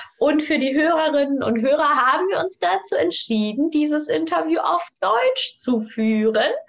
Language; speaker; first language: German; native; German